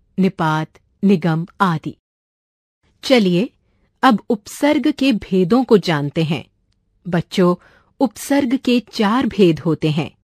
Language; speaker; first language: Hindi; non-native, local second language; Marathi